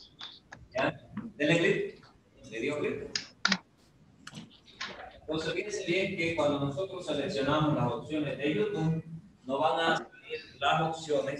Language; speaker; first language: Spanish; native; Spanish